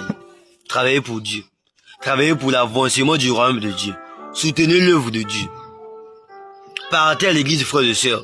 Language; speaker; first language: French; non-native, local second language; Lingala